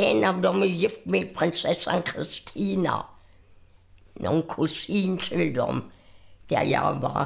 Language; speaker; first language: Swedish; non-native, fluent; German